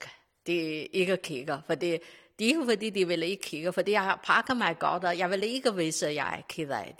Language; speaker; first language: Danish; non-native, learner; Chinese